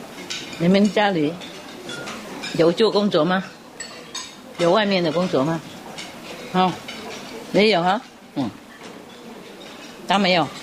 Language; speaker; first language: Chinese; non-native, fluent; Vietnamese